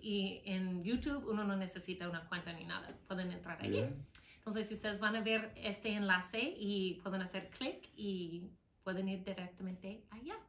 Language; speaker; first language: Spanish; non-native, fluent; English